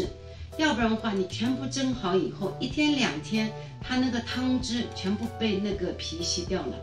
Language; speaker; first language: Chinese; native; Chinese